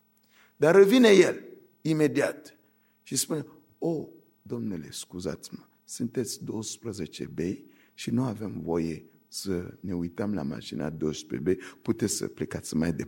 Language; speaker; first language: Romanian; non-native, fluent; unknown